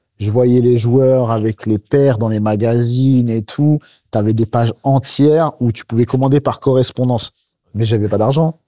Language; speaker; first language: French; native; French